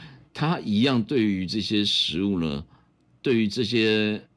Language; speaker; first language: Chinese; native; Chinese